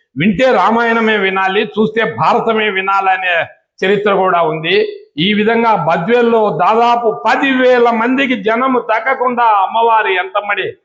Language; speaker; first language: Telugu; native; Telugu